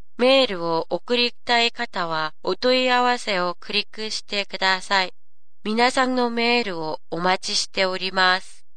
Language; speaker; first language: Japanese; non-native, fluent; Korean